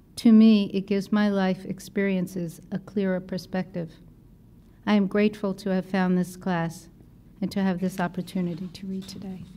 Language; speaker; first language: English; native; English